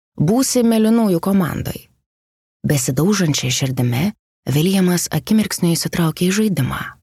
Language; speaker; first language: Lithuanian; native; Lithuanian